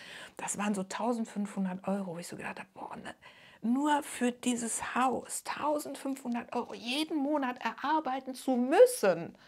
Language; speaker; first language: German; native; German